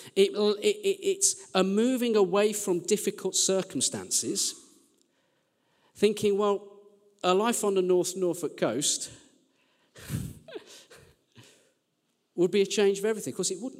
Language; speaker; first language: English; native; English